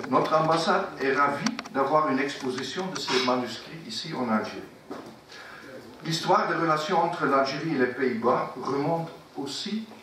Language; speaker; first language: French; non-native, fluent; Dutch